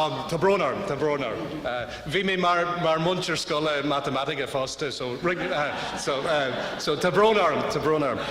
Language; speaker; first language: Irish; non-native, learner; English